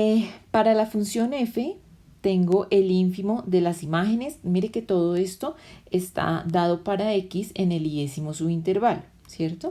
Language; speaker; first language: Spanish; native; Spanish